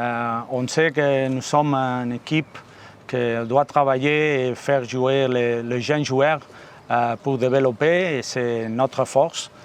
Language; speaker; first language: French; non-native, fluent; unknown